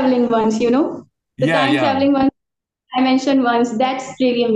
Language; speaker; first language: English; non-native, local second language; Urdu